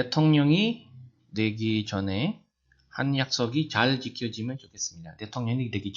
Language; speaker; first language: Korean; non-native, fluent; Indonesian